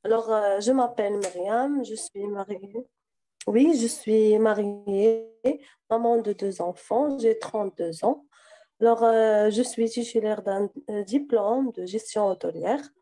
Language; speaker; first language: French; non-native, fluent; Arabic